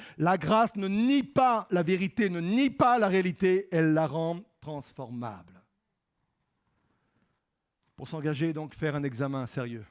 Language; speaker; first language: French; native; French